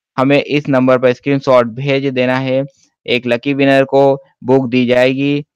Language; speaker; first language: Hindi; native; Hindi